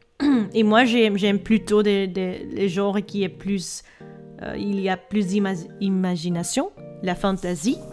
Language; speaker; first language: French; non-native, learner; Dutch